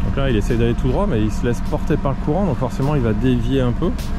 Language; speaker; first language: French; native; French